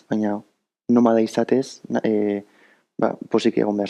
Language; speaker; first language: Basque; native; Basque